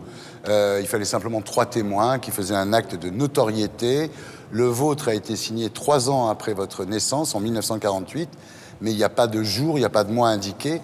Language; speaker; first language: French; native; French